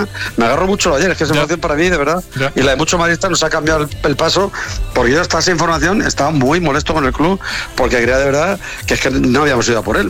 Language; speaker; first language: Spanish; native; Spanish